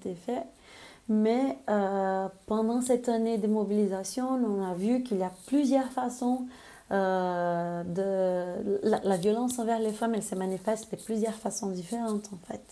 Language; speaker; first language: French; non-native, fluent; Spanish